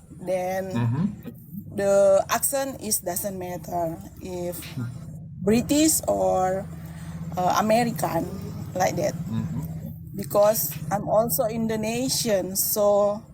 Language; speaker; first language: English; non-native, learner; Indonesian